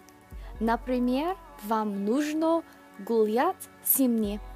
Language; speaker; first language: Russian; non-native, learner; English